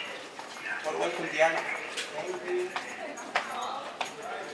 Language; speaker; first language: English; non-native, learner; Arabic